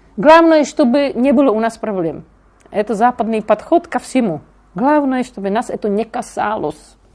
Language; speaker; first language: Russian; non-native, fluent; Czech